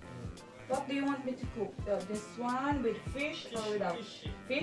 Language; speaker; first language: English; non-native, learner; Filipino